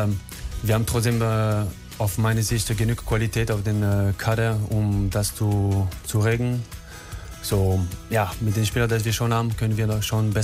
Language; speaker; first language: German; non-native, learner; French